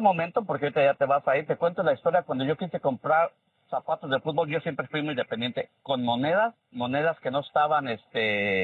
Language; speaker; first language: Spanish; native; Spanish